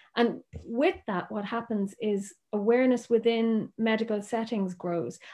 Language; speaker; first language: English; native; English